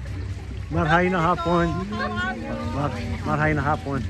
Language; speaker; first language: Filipino; non-native, learner; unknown